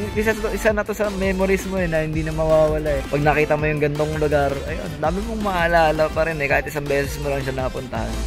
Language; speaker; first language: Filipino; native; Filipino